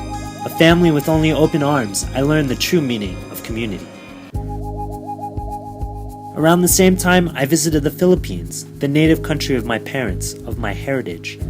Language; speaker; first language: English; early bilingual, other home language; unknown